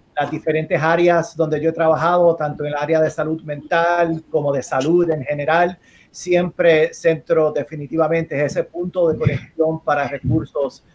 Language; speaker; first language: Spanish; native; Spanish